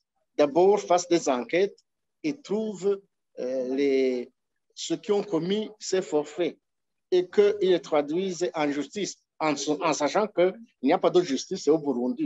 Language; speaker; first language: French; non-native, local second language; Rundi